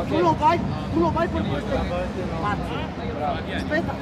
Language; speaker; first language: Italian; non-native, learner; Spanish